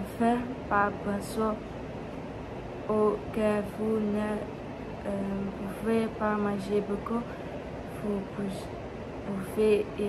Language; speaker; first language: French; non-native, learner; Dutch